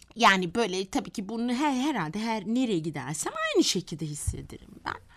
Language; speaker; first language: Turkish; non-native, fluent; Malay